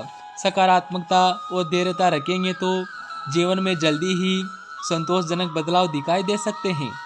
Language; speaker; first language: Hindi; native; Hindi